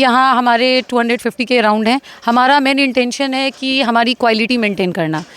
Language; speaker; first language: Hindi; native; Hindi